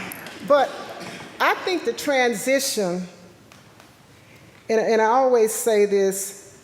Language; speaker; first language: English; native; English